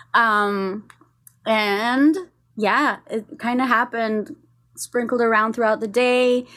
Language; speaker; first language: English; non-native, fluent; Spanish